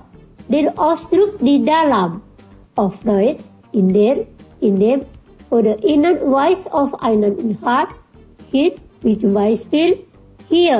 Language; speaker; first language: German; non-native, fluent; Indonesian